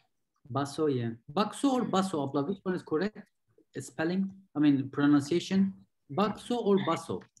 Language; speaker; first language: English; non-native, fluent; Turkish